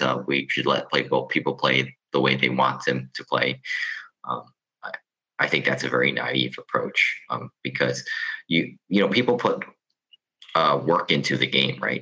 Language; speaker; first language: English; non-native, local second language; Cantonese